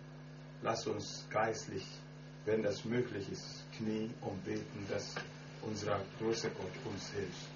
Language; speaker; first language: German; non-native, learner; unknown